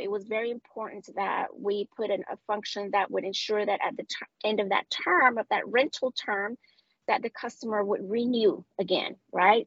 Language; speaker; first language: English; non-native, fluent; Spanish